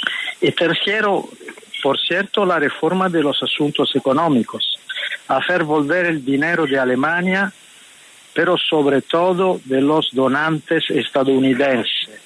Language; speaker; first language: Spanish; non-native, fluent; Italian